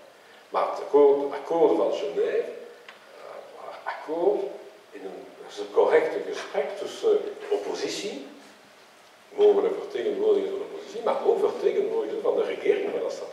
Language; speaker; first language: Dutch; non-native, local second language; French